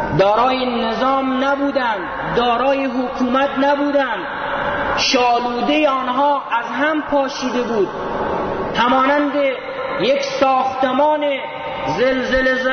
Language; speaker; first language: Persian; native; Persian